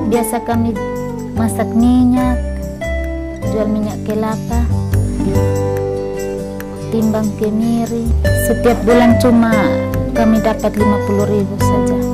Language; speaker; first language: Indonesian; non-native, local second language; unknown